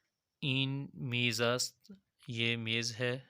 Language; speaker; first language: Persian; non-native, fluent; Urdu